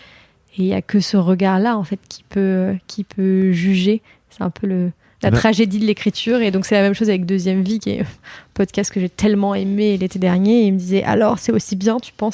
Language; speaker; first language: French; native; French